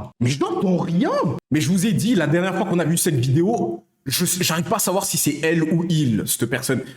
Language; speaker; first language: French; native; French